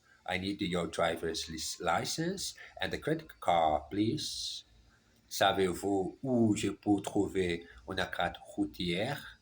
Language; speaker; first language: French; non-native, learner; German